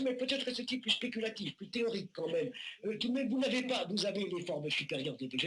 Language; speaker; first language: French; native; French